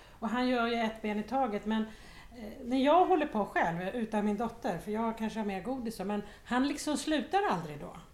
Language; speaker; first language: Swedish; native; Swedish